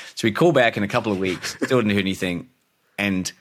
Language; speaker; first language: English; native; English